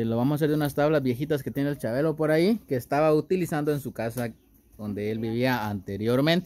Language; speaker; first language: Spanish; native; Spanish